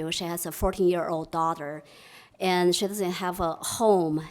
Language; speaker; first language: English; non-native, fluent; Chinese